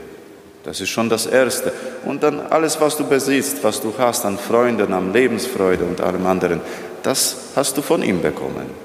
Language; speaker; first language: German; non-native, fluent; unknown